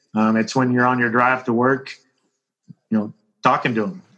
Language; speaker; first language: English; native; English